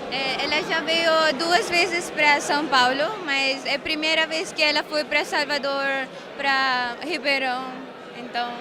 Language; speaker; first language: Portuguese; non-native, learner; Marathi